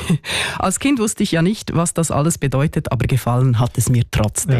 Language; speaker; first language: German; native; German